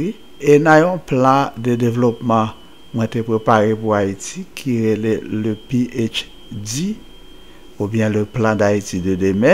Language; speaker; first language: French; non-native, local second language; Haitian Creole